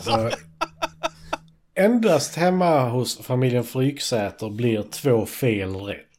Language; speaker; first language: Swedish; native; Swedish